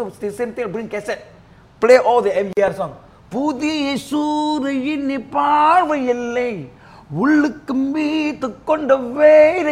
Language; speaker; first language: English; non-native, local second language; Malay